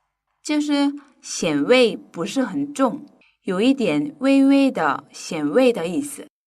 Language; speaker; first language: Chinese; non-native, fluent; Korean